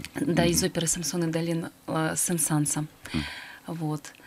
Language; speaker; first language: Russian; native; Russian